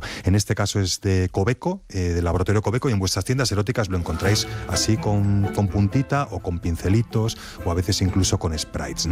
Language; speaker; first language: Spanish; native; Spanish